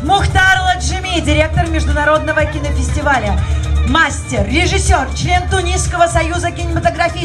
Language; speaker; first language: Russian; native; Russian